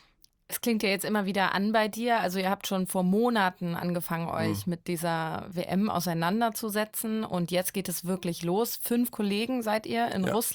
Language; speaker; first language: German; native; German